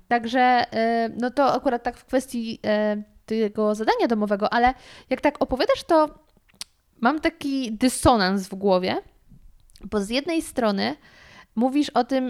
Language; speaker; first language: Polish; native; Polish